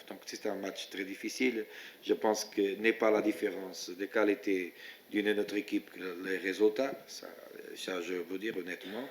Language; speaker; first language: French; non-native, fluent; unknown